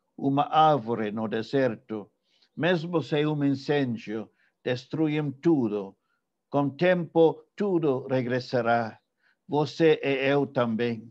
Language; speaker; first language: Portuguese; non-native, fluent; English